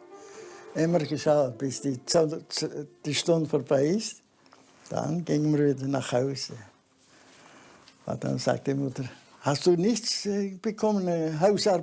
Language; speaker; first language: German; early bilingual, heritage; German